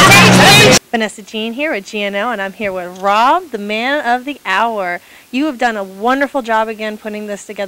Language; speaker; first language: English; native; English